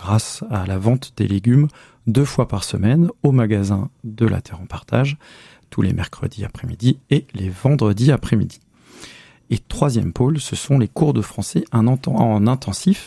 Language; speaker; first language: French; native; French